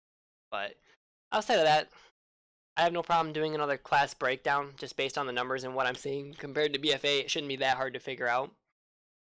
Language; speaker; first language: English; native; English